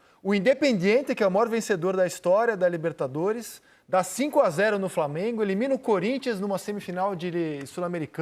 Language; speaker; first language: Portuguese; native; Portuguese